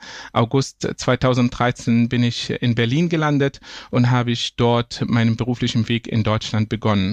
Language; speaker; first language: German; non-native, fluent; Arabic